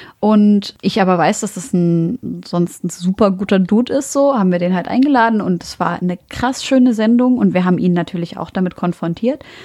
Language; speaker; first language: German; early bilingual, other home language; Arabic